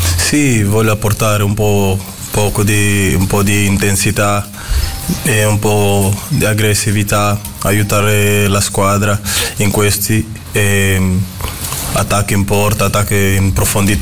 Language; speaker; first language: Italian; non-native, fluent; Portuguese